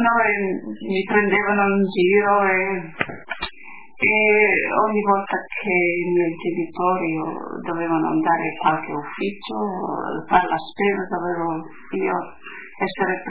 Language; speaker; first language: Italian; early bilingual, heritage; Italian